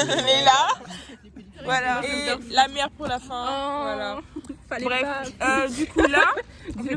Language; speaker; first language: French; native; French